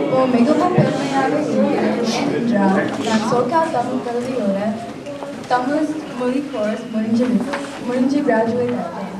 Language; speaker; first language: Tamil; early bilingual, heritage; Tamil